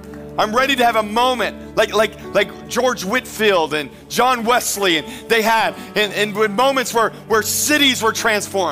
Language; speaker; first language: English; native; English